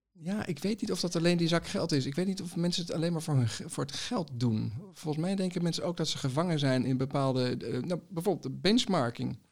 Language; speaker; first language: Dutch; native; Dutch